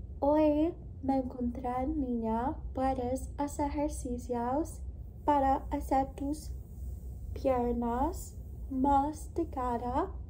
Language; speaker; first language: Spanish; non-native, learner; English